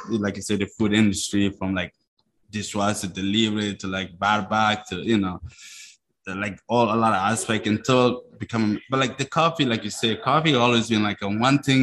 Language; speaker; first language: English; non-native, fluent; Mossi